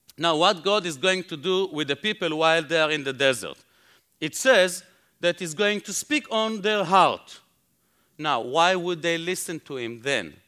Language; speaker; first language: English; non-native, fluent; Hebrew